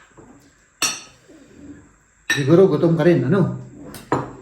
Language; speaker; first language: Filipino; native; Filipino